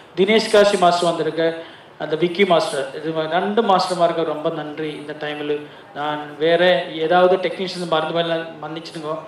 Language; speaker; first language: Tamil; non-native, learner; Malayalam